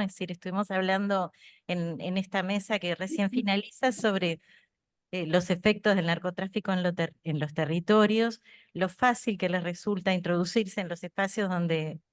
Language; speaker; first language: Spanish; native; Spanish